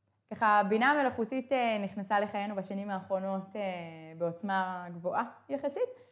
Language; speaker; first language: Hebrew; native; Hebrew